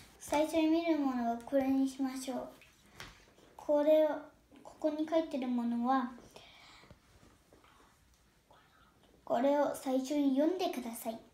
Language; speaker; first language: Japanese; early bilingual, heritage; Japanese